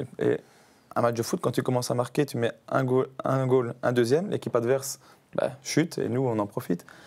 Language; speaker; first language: French; native; French